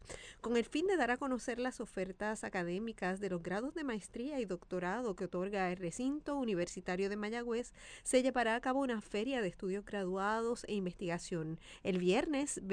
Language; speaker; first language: Spanish; native; Spanish